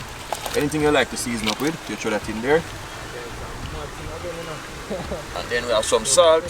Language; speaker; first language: English; native; English